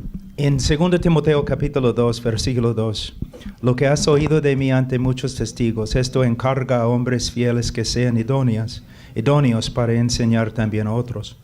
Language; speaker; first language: Spanish; non-native, fluent; English